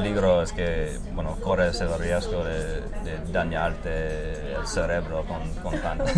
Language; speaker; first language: Spanish; non-native, fluent; English